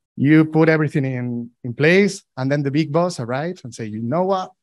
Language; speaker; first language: English; non-native, fluent; Spanish